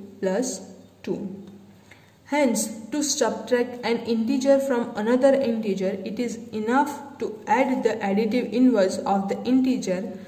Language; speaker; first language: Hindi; non-native, local second language; Gujarati